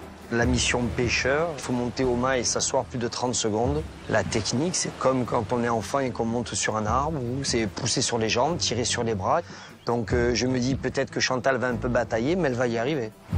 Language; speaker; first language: French; native; French